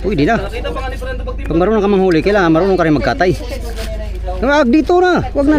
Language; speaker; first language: Filipino; non-native, local second language; Cebuano